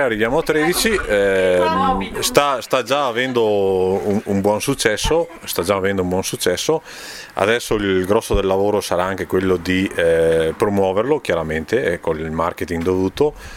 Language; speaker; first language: Italian; native; Italian